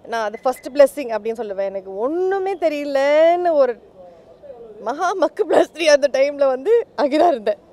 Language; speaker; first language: Tamil; early bilingual, other home language; English